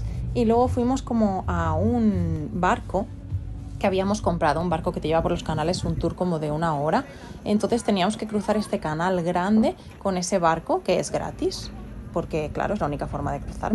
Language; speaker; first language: Spanish; native; Spanish